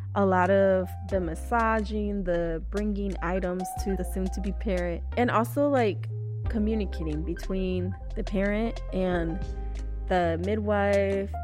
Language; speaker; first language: English; early bilingual, other home language; Spanish